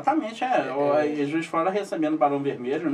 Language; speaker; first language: Portuguese; native; Portuguese